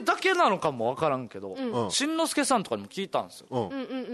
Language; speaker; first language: Japanese; native; Japanese